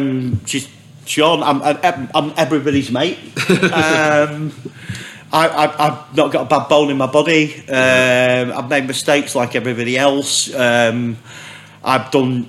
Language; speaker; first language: English; native; English